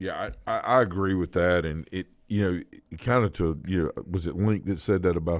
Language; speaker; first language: English; native; English